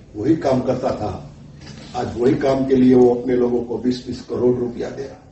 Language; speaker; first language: Hindi; non-native, local second language; Gujarati